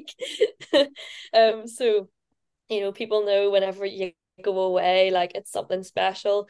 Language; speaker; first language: English; native; English